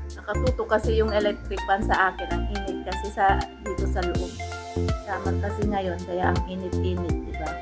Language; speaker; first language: Filipino; non-native, local second language; Iloko